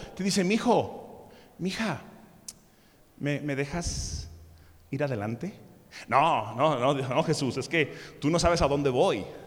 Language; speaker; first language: Spanish; early bilingual, other home language; English